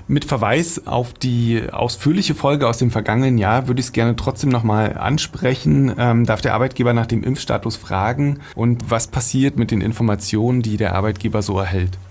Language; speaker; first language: German; native; German